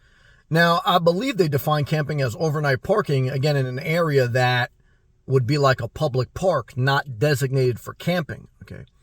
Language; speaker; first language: English; native; English